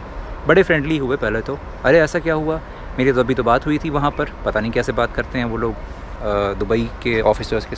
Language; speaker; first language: Hindi; native; Hindi